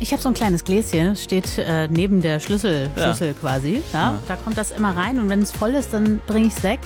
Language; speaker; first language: German; native; German